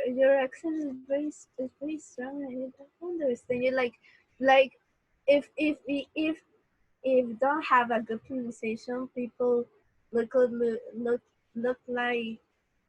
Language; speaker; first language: English; non-native, learner; Spanish